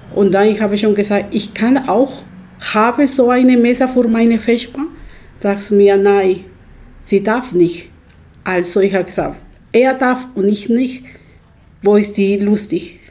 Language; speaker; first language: German; non-native, learner; Spanish